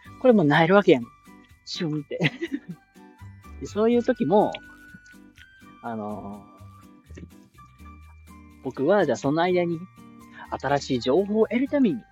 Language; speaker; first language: Japanese; native; Japanese